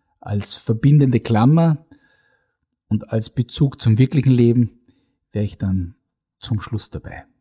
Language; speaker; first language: German; native; German